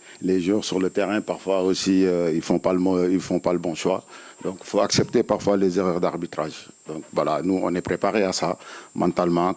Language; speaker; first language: French; non-native, local second language; Wolof